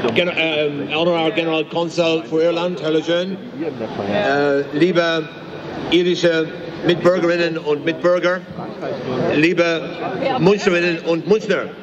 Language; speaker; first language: German; non-native, fluent; English